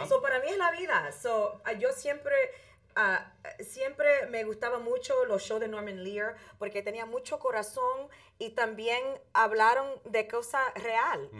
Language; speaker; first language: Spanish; early bilingual, heritage; Spanish